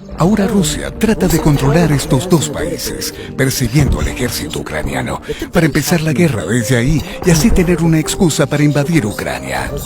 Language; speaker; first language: Spanish; native; Spanish